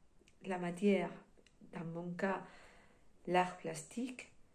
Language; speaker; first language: French; non-native, fluent; Spanish